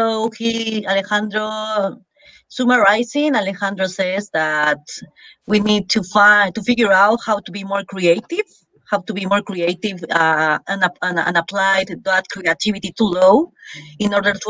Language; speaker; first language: English; non-native, fluent; Spanish